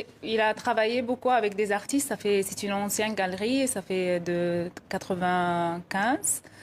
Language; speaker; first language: French; non-native, fluent; Arabic